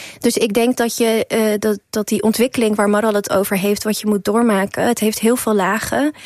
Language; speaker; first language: Dutch; early bilingual, other home language; Persian